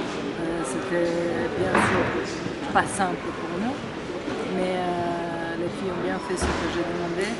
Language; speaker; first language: French; non-native, fluent; Serbian